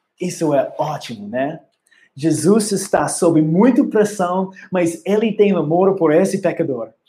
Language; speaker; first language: Portuguese; non-native, learner; English